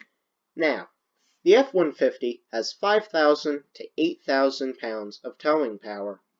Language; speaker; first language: English; native; English